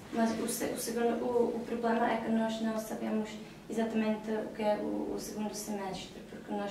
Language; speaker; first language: Portuguese; non-native, fluent; Czech